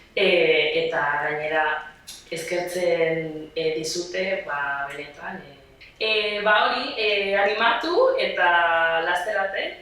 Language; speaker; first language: Basque; non-native, learner; Spanish